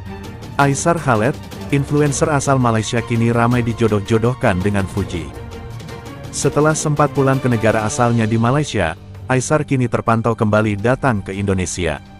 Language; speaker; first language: Indonesian; native; Indonesian